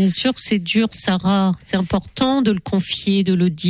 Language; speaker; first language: French; native; French